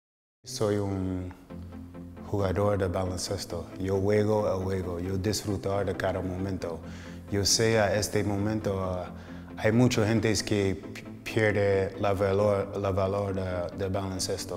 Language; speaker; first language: Spanish; non-native, fluent; English